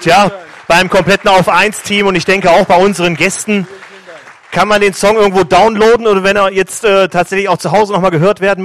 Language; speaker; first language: German; native; German